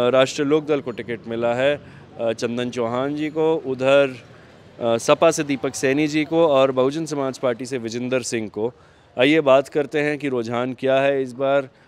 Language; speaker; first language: Hindi; native; Hindi